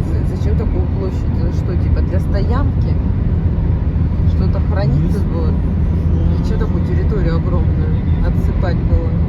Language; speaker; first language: Russian; native; Russian